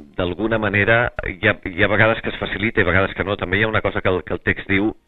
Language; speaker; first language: Catalan; non-native, local second language; Spanish